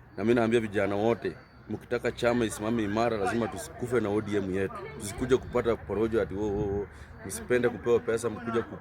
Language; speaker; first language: Swahili; non-native, local second language; Luyia